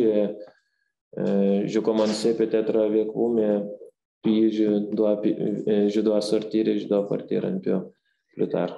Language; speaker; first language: French; non-native, fluent; Lithuanian